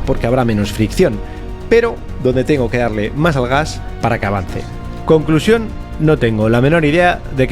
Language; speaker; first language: Spanish; native; Spanish